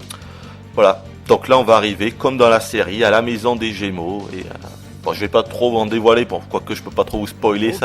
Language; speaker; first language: French; native; French